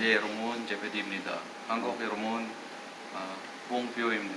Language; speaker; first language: Korean; non-native, learner; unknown